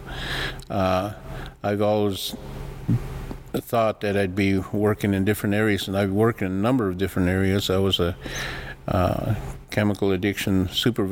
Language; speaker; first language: English; early bilingual, other home language; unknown